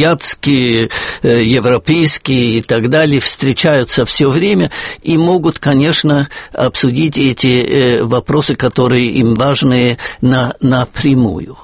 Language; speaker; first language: Russian; non-native, fluent; German